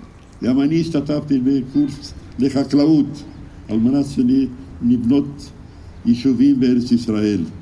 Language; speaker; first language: Hebrew; non-native, fluent; Romanian